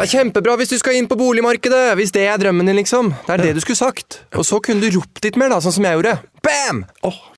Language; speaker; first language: Norwegian; native; Norwegian